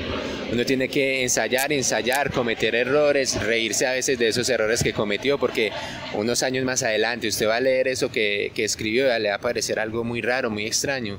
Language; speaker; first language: Spanish; native; Spanish